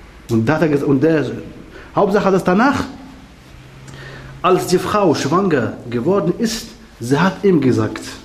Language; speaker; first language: German; non-native, learner; Arabic